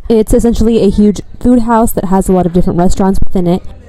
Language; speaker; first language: English; native; English